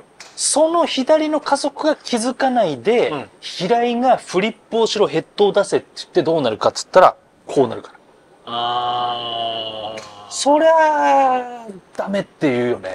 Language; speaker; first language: Japanese; native; Japanese